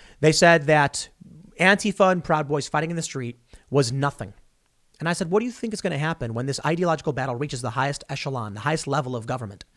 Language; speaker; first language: English; native; English